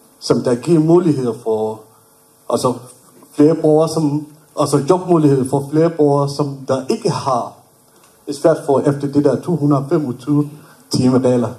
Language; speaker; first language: Danish; non-native, fluent; Somali